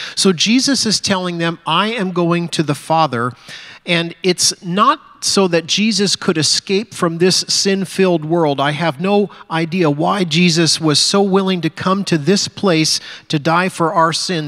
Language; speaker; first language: English; native; English